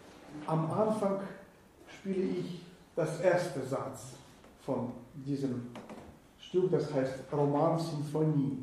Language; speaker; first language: German; non-native, fluent; Russian